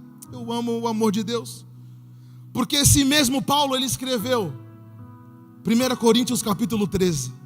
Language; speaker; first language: Portuguese; native; Portuguese